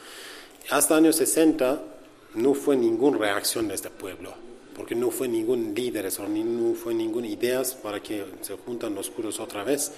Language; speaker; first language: Spanish; non-native, learner; Kurdish